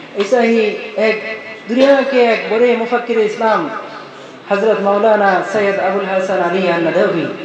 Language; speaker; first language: Urdu; non-native, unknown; Bangla